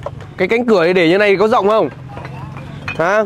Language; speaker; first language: Vietnamese; native; Vietnamese